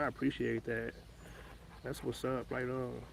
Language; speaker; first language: English; native; English